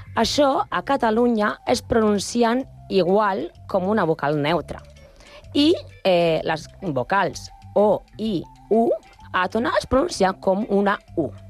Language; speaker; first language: Catalan; non-native, learner; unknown